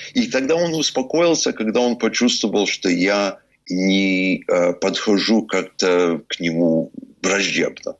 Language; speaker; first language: Russian; early bilingual, heritage; Russian